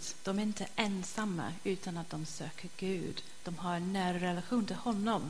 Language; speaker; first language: Swedish; non-native, fluent; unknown